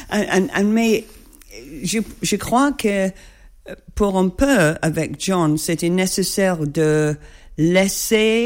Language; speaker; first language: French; non-native, learner; English